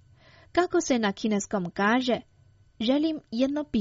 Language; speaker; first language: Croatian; non-native, fluent; Chinese